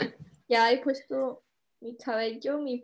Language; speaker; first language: Spanish; early bilingual, heritage; Spanish